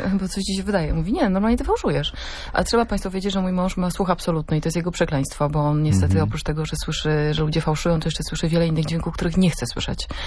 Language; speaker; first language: Polish; native; Polish